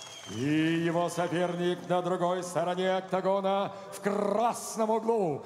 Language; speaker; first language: Russian; native; Russian